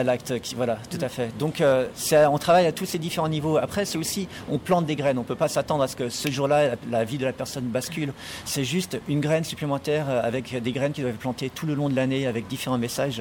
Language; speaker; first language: French; native; French